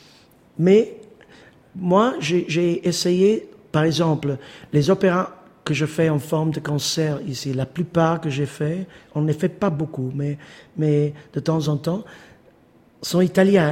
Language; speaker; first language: French; non-native, fluent; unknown